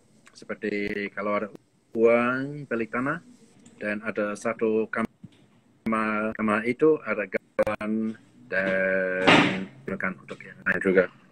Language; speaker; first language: Indonesian; non-native, learner; English